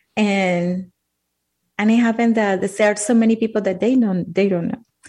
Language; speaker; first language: English; non-native, fluent; Spanish